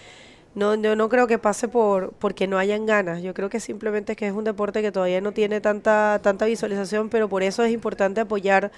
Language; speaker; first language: Spanish; native; Spanish